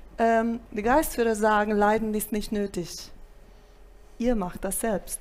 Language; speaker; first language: German; non-native, fluent; Italian